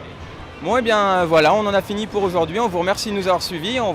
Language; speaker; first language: French; native; French